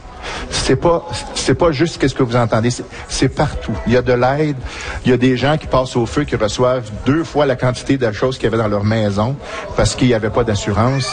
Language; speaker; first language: French; native; French